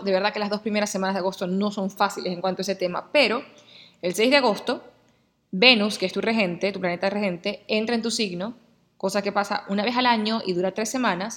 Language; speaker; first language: Spanish; native; Spanish